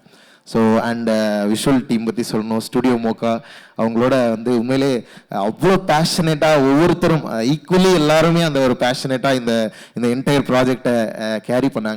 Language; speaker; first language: Tamil; native; Tamil